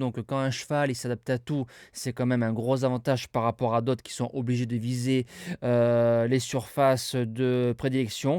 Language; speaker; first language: French; native; French